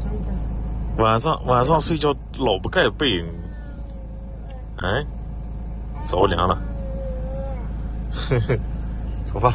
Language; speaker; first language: Chinese; native; Chinese